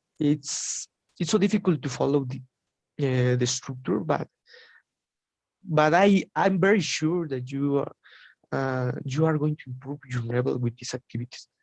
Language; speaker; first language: English; non-native, learner; Spanish